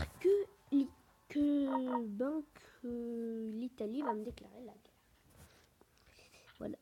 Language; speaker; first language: French; native; French